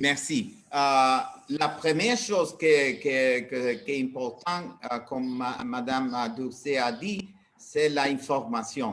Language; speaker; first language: French; non-native, learner; Spanish